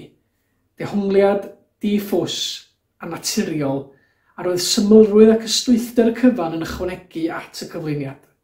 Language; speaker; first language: Welsh; native; Welsh